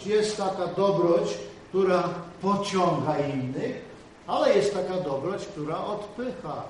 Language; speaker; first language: Polish; native; Polish